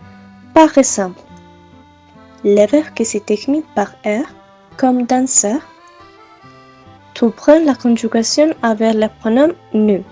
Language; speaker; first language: French; non-native, learner; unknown